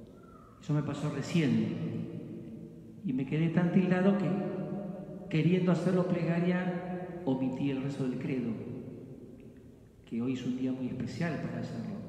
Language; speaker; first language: Spanish; native; Spanish